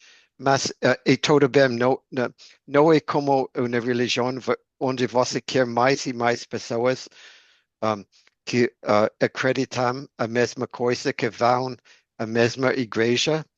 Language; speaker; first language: Portuguese; non-native, learner; English